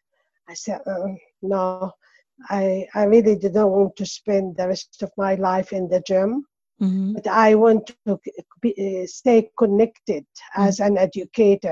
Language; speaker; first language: English; non-native, learner; Arabic